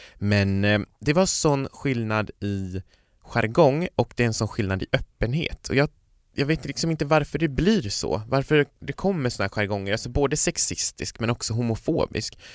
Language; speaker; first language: Swedish; native; Swedish